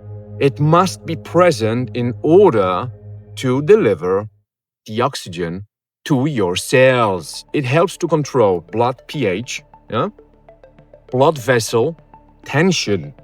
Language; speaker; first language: English; non-native, fluent; Polish